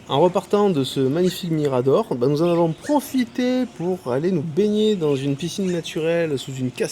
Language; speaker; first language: French; native; French